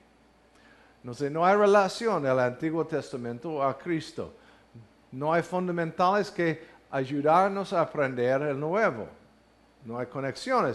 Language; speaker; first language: Spanish; non-native, learner; English